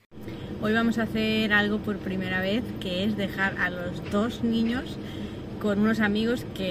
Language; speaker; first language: Spanish; native; Spanish